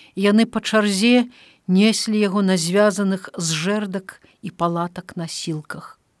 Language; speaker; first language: Belarusian; native; Belarusian